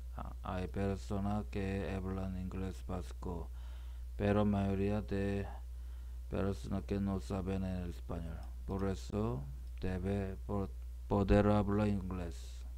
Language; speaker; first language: Spanish; non-native, learner; Korean